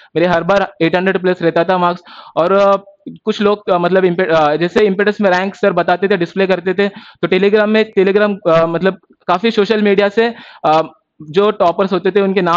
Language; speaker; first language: Hindi; non-native, local second language; Marathi